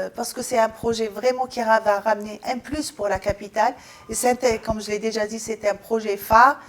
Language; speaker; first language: French; non-native, local second language; Arabic